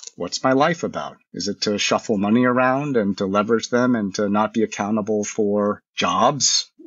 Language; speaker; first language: English; early bilingual, other home language; Korean